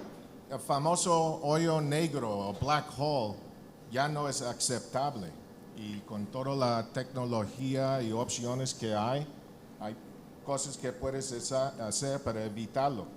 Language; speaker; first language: Spanish; non-native, learner; English